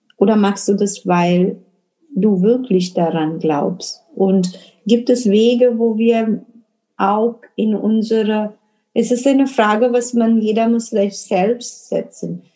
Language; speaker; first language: German; non-native, fluent; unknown